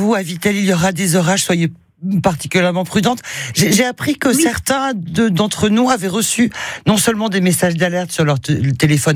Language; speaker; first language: French; native; French